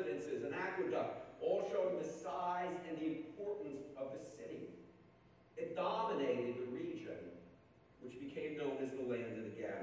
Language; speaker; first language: English; native; English